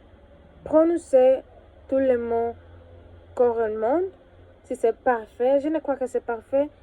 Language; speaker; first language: French; non-native, learner; Spanish